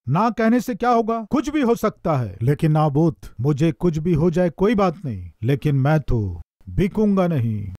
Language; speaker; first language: Hindi; non-native, local second language; Telugu